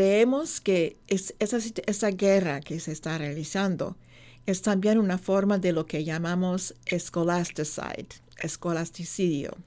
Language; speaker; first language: Spanish; non-native, fluent; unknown